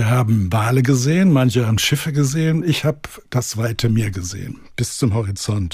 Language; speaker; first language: German; native; German